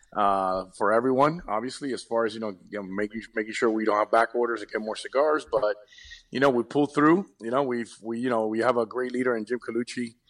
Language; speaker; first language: English; early bilingual, other home language; Spanish